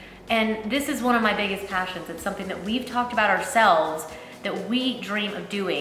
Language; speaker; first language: English; native; English